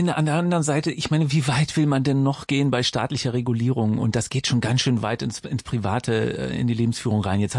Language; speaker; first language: German; native; German